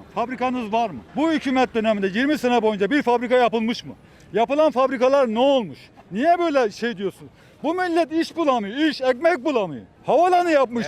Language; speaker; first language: Turkish; native; Turkish